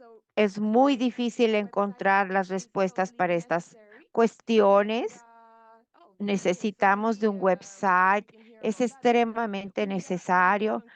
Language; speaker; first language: Spanish; non-native, fluent; Portuguese